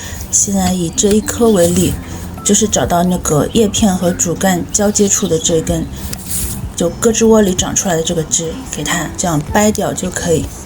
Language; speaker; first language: Chinese; native; Chinese